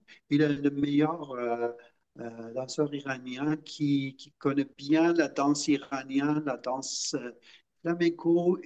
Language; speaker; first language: French; non-native, fluent; Persian